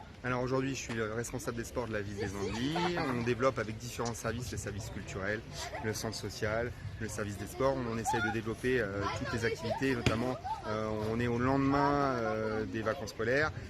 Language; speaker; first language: French; native; French